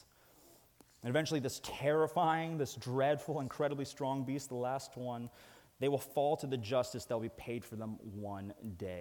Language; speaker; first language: English; native; English